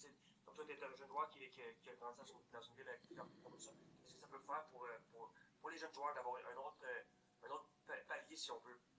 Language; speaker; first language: French; native; French